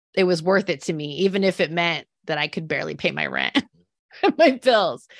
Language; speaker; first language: English; native; English